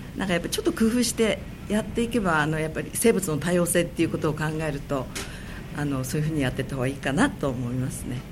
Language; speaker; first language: Japanese; native; Japanese